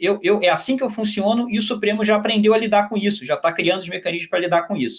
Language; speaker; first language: Portuguese; native; Portuguese